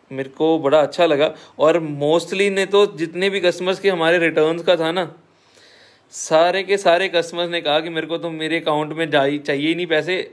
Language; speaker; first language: Hindi; non-native, local second language; Punjabi